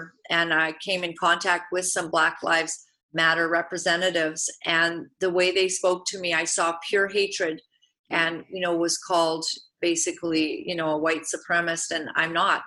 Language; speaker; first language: English; native; English